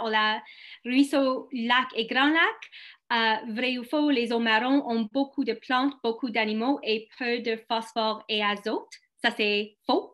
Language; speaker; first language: French; non-native, local second language; English